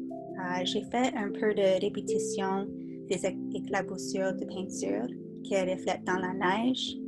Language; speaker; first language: French; non-native, fluent; English